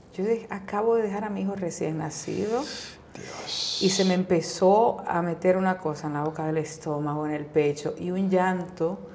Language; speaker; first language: Spanish; native; Spanish